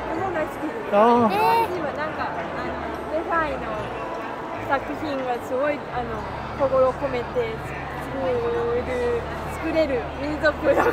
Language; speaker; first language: Japanese; non-native, fluent; Thai